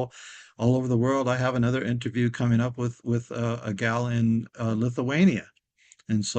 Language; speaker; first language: English; native; English